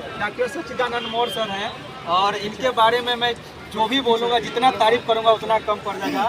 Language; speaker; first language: Hindi; native; Hindi